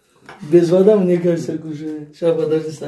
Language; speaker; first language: Russian; non-native, fluent; Tajik